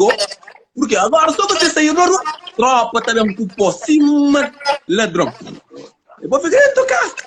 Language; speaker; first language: Portuguese; non-native, learner; Kabuverdianu